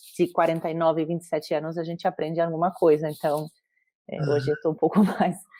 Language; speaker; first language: Portuguese; non-native, fluent; Spanish